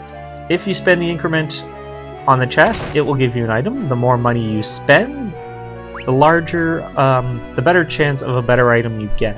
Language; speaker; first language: English; native; English